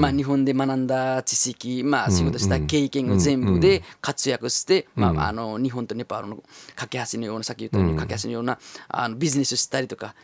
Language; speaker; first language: Japanese; non-native, fluent; Nepali